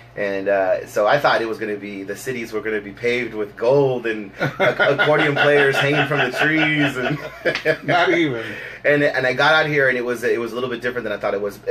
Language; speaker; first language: English; native; English